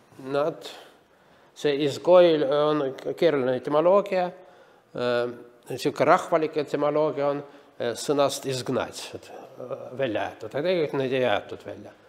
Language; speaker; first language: Estonian; native; Estonian